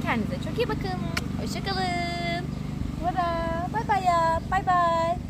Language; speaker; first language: Turkish; native; Turkish